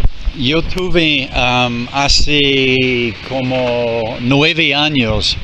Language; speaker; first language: Spanish; non-native, fluent; English